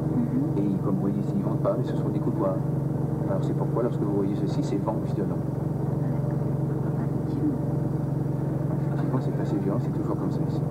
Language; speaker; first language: French; native; French